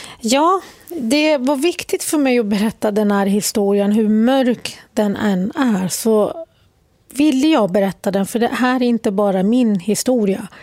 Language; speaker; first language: Swedish; early bilingual, other home language; Arabic